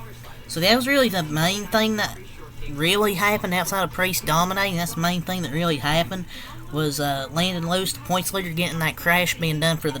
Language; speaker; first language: English; native; English